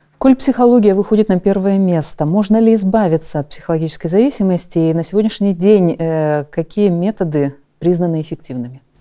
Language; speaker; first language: Russian; native; Russian